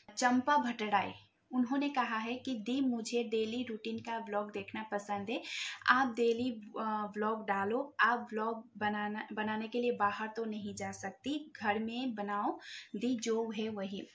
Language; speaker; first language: Hindi; non-native, local second language; Nepali